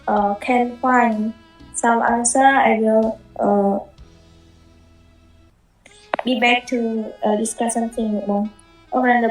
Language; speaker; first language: English; non-native, learner; Khmer